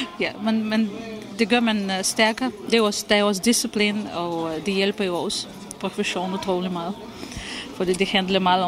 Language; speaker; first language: Danish; non-native, fluent; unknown